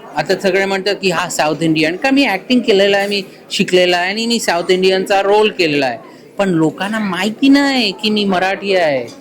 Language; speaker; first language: Marathi; early bilingual, heritage; Marathi